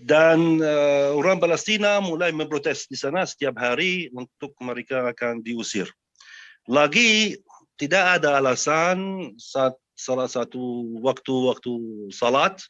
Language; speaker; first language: Indonesian; non-native, fluent; Arabic